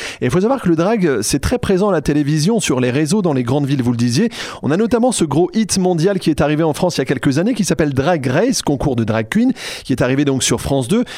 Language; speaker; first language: French; native; French